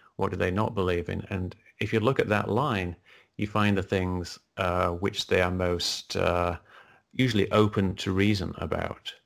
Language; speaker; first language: English; native; English